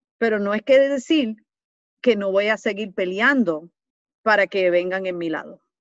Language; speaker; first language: Spanish; early bilingual, heritage; Spanish